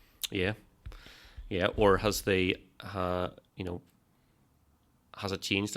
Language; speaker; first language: English; native; English